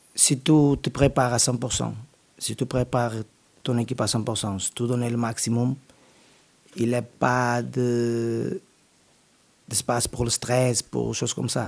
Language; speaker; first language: French; non-native, learner; Portuguese